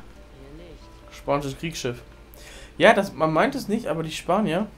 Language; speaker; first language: German; native; German